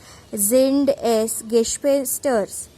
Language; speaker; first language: German; non-native, fluent; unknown